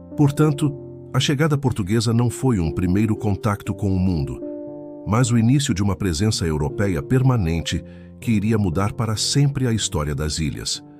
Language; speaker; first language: Portuguese; non-native, local second language; Kabuverdianu